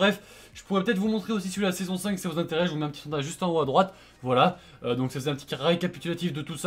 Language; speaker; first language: French; native; French